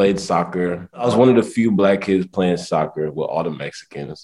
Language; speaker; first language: English; native; English